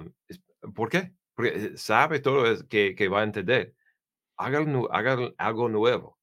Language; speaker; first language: Spanish; non-native, fluent; English